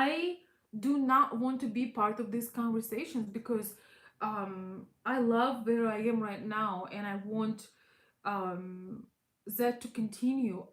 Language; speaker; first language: English; non-native, fluent; Russian